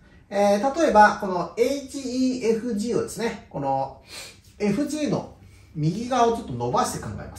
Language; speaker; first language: Japanese; native; Japanese